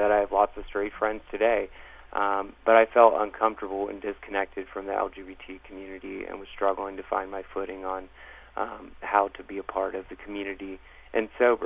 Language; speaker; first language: English; native; English